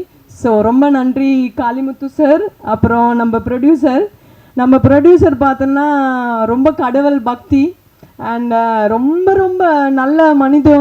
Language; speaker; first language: Tamil; non-native, learner; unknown